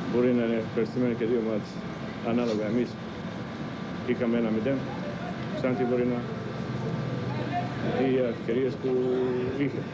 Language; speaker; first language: Greek; non-native, learner; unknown